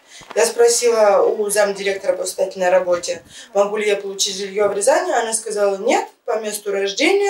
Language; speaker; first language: Russian; native; Russian